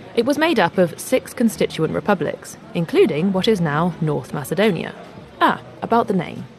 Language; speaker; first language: English; native; English